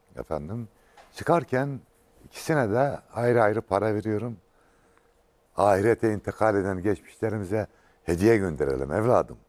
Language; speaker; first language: Turkish; native; Turkish